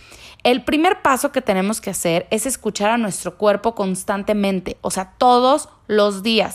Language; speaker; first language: Spanish; native; Spanish